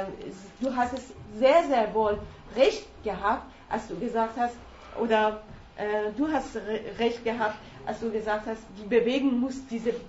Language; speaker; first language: German; non-native, learner; Persian